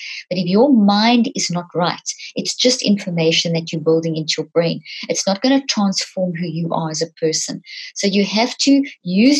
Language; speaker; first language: English; native; English